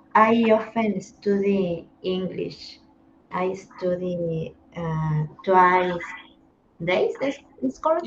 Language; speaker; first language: English; non-native, learner; Spanish